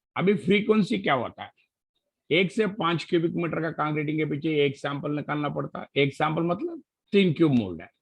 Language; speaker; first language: Hindi; non-native, local second language; Marathi